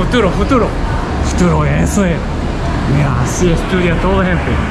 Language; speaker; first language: Spanish; non-native, learner; Japanese